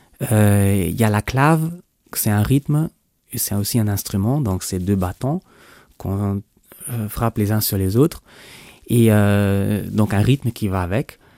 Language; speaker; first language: French; non-native, local second language; Luxembourgish